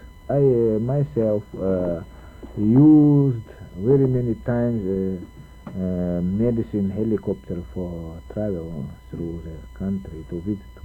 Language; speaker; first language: English; non-native, learner; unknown